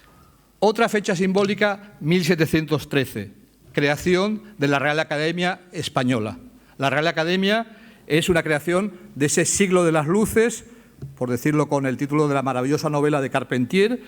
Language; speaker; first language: Spanish; native; Spanish